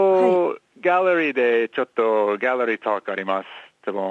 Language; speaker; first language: Japanese; non-native, learner; English